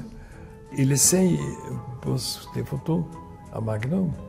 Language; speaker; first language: French; non-native, fluent; Russian